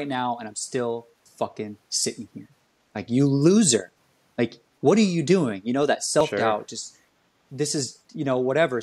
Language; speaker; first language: English; native; English